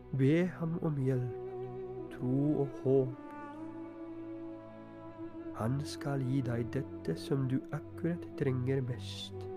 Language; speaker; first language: Norwegian; non-native, fluent; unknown